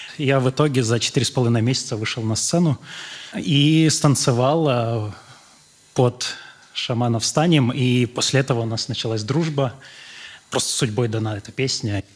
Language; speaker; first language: Russian; native; Russian